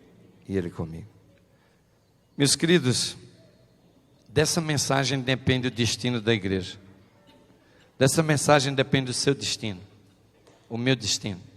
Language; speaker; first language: Portuguese; native; Portuguese